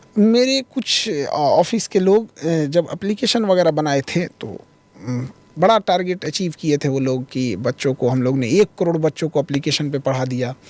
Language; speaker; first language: Hindi; native; Hindi